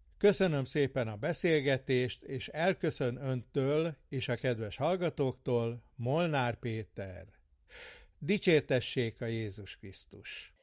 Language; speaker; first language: Hungarian; native; Hungarian